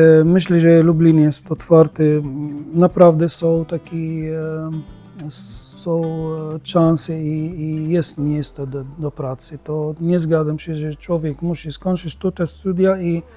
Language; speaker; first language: Polish; non-native, learner; Arabic